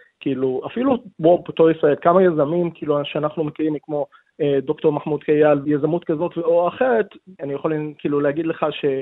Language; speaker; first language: Hebrew; non-native, local second language; Arabic